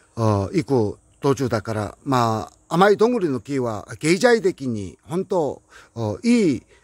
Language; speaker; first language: Japanese; non-native, learner; Korean